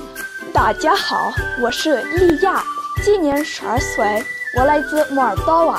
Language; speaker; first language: Chinese; non-native, learner; Romanian